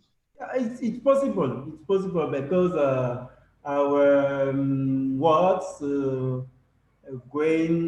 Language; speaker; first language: English; non-native, learner; French